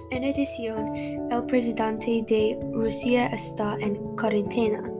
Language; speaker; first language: Spanish; non-native, learner; English